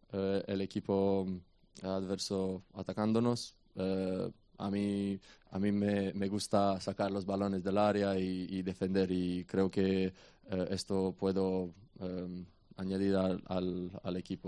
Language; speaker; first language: Spanish; non-native, fluent; Romanian